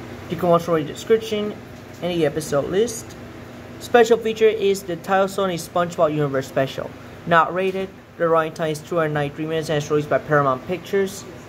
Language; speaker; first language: English; native; English